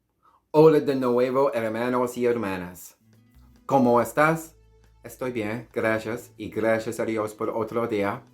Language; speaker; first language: Spanish; non-native, learner; English